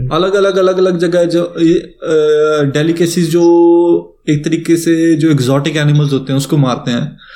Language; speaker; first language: Hindi; native; Hindi